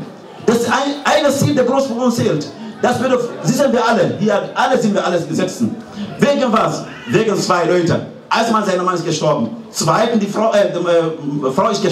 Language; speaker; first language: German; non-native, learner; Fula